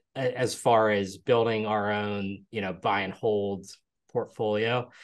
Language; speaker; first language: English; native; English